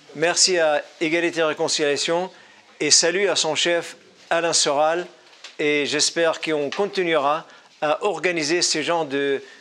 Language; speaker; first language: French; non-native, fluent; Arabic